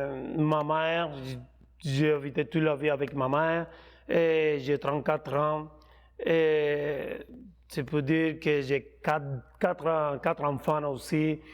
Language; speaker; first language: French; non-native, fluent; Spanish